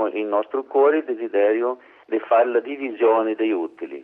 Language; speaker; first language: Italian; non-native, learner; Portuguese